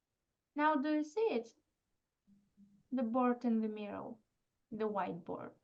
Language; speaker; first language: English; non-native, fluent; Russian